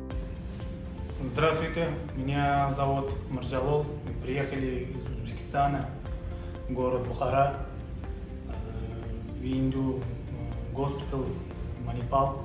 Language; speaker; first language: Russian; non-native, learner; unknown